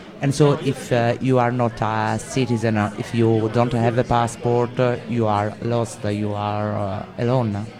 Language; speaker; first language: English; non-native, fluent; Italian